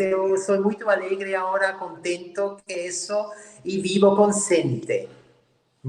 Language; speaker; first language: Portuguese; non-native, learner; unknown